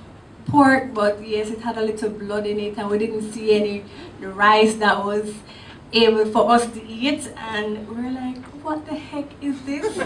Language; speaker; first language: English; non-native, local second language; Jamaican Creole English